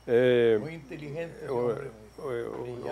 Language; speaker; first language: Spanish; early bilingual, heritage; Spanish